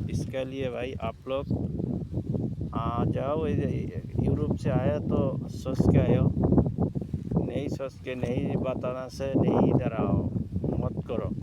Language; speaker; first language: Hindi; non-native, learner; Bangla